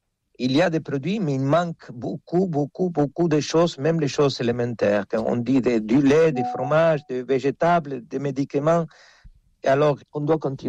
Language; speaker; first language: French; non-native, fluent; Spanish